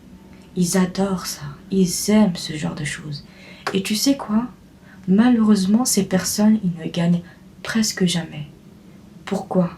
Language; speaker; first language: French; native; French